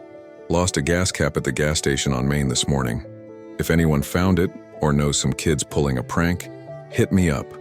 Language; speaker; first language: English; native; English